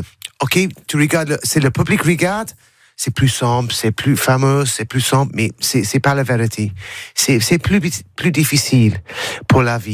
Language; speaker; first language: French; non-native, learner; English